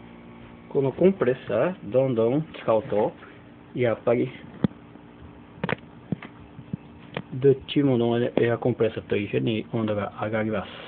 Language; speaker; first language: Japanese; non-native, fluent; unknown